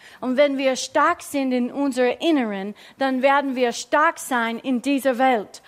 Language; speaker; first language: German; non-native, fluent; English